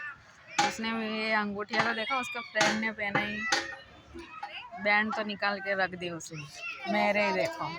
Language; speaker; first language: Hindi; non-native, local second language; Gujarati